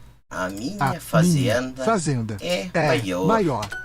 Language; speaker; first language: Portuguese; non-native, learner; English